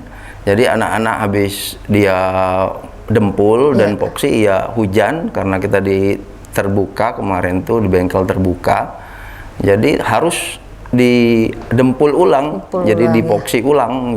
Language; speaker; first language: Indonesian; native; Indonesian